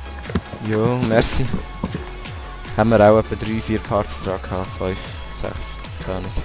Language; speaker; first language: German; native; German